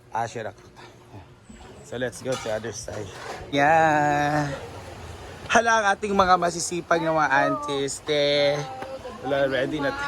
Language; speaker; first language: Filipino; non-native, local second language; Cebuano